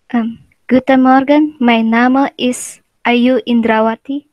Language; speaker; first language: German; non-native, learner; Indonesian